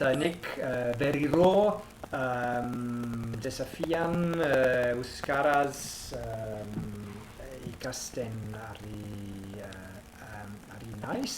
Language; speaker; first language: Basque; non-native, learner; English